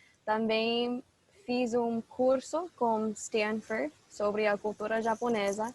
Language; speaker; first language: Portuguese; non-native, fluent; English